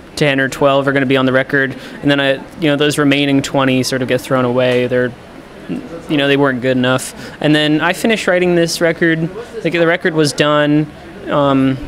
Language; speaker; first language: English; native; English